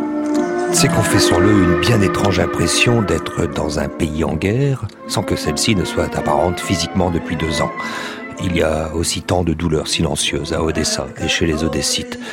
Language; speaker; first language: French; native; French